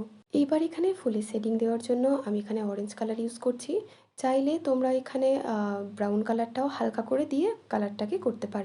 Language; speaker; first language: Bangla; native; Bangla